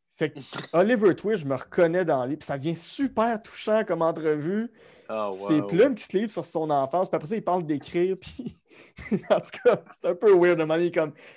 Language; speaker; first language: French; native; French